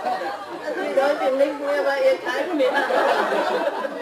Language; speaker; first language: German; non-native, learner; Vietnamese